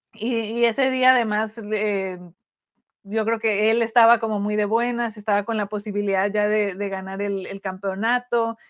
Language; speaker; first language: Spanish; native; Spanish